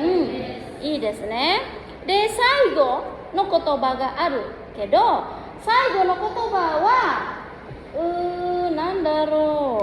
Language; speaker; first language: Japanese; non-native, fluent; Indonesian